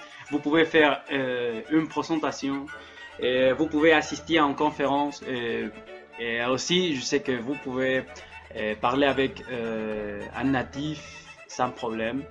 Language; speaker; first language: French; non-native, learner; Spanish